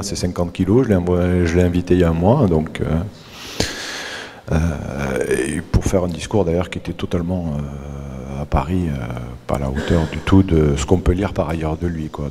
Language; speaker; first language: French; native; French